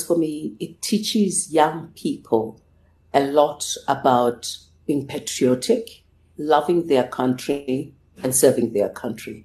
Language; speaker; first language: English; non-native, local second language; Zulu